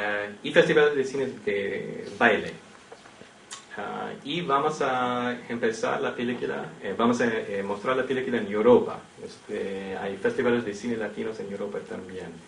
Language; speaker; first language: Spanish; non-native, fluent; English